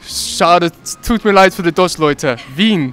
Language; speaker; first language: German; non-native, learner; English